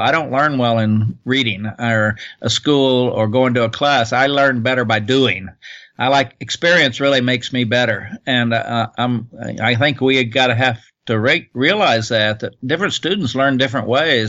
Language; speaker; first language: English; native; English